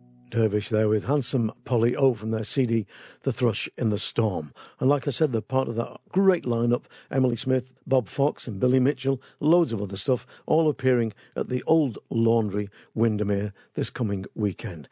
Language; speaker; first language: English; native; English